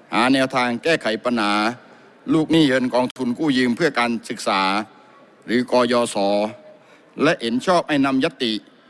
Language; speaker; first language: Thai; native; Thai